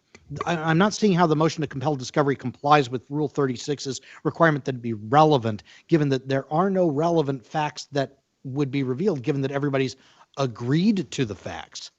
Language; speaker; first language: English; native; English